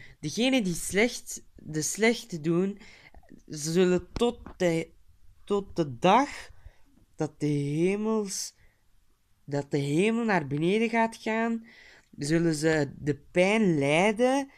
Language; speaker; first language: Dutch; early bilingual, other home language; Turkish